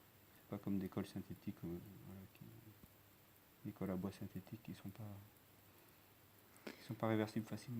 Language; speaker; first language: French; native; French